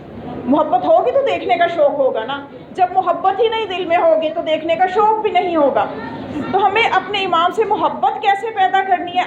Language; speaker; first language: Urdu; native; Urdu